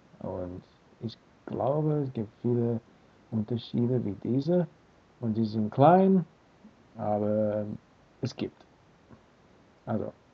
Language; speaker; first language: German; non-native, learner; English